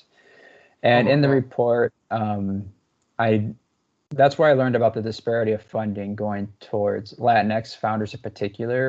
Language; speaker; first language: English; native; English